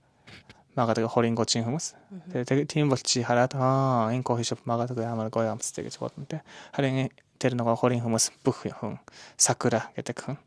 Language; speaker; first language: Mongolian; non-native, learner; Japanese